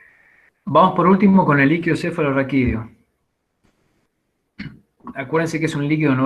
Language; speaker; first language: Spanish; native; Spanish